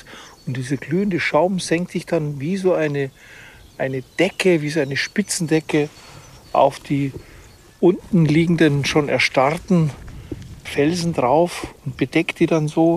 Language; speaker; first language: German; native; German